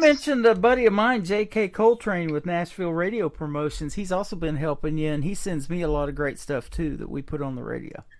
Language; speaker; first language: English; native; English